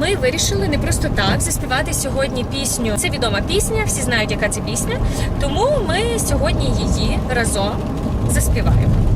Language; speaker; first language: Ukrainian; native; Ukrainian